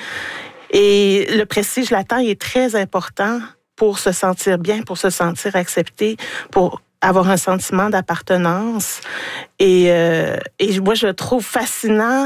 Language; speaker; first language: French; native; French